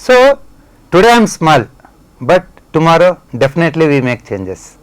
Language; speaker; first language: English; non-native, local second language; Telugu